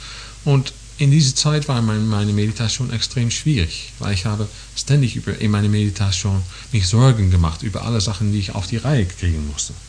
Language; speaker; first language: German; non-native, fluent; English